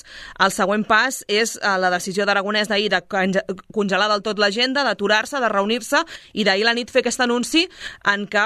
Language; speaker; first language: Catalan; native; Catalan